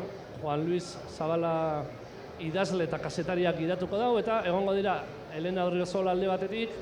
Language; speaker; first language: Basque; native; Basque